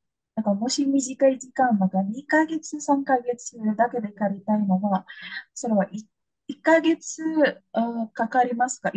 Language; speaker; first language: Japanese; non-native, fluent; Indonesian